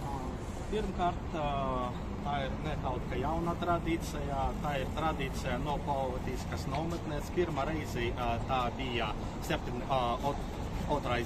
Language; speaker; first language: Latvian; non-native, fluent; Russian